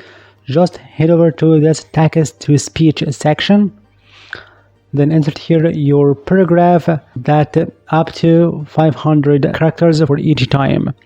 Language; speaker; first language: English; non-native, fluent; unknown